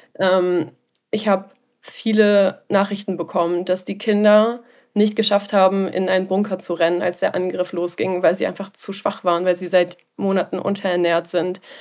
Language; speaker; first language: German; native; German